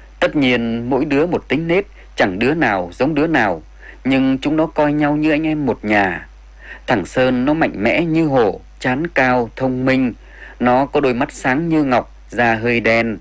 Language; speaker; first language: Vietnamese; native; Vietnamese